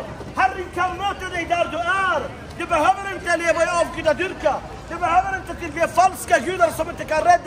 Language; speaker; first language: Swedish; non-native, fluent; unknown